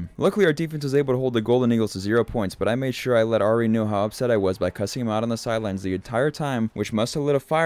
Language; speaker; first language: English; native; English